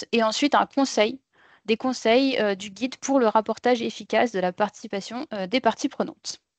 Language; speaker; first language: French; native; French